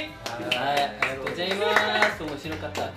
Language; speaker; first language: Japanese; non-native, learner; Korean